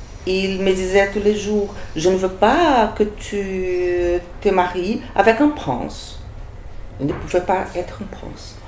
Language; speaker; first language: French; non-native, fluent; Portuguese